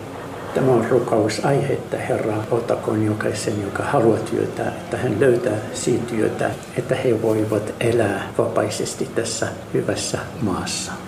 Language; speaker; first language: Finnish; non-native, fluent; Arabic